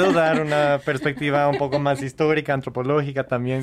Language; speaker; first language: Spanish; non-native, fluent; English